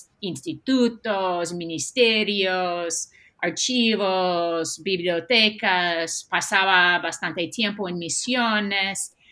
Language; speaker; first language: Spanish; non-native, fluent; English